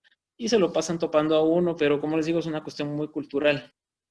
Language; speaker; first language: Spanish; native; Spanish